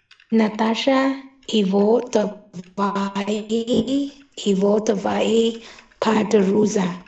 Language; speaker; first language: Russian; non-native, learner; Vietnamese